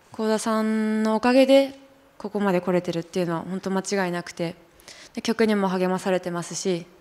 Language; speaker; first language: Japanese; native; Japanese